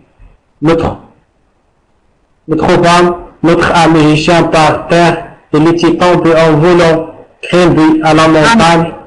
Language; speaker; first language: French; non-native, learner; Arabic